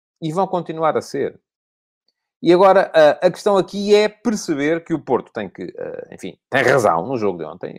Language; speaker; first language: Portuguese; native; Portuguese